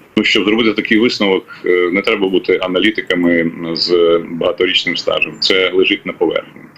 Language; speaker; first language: Ukrainian; native; Ukrainian